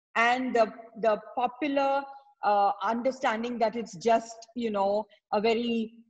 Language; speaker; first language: English; non-native, local second language; Tamil